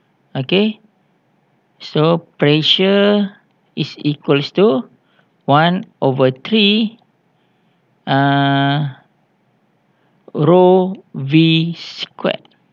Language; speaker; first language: English; non-native, local second language; Malay